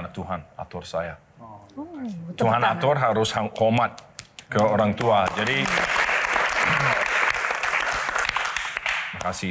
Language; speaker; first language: Indonesian; non-native, learner; English